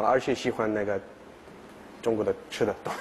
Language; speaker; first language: Chinese; non-native, fluent; English